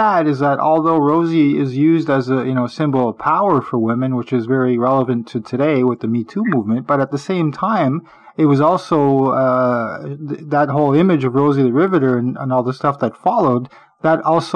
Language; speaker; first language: English; native; English